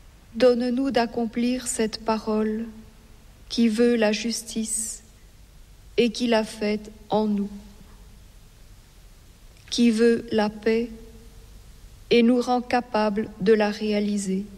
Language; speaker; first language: French; native; French